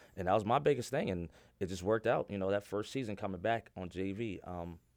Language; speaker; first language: English; native; English